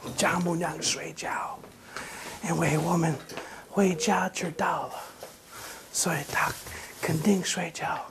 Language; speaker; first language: Chinese; non-native, learner; English